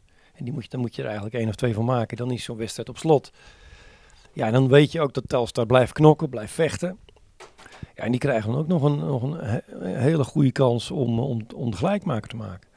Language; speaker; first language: Dutch; native; Dutch